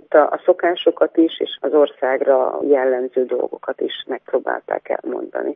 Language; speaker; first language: Hungarian; native; Hungarian